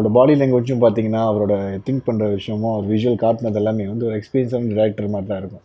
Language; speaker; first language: Tamil; native; Tamil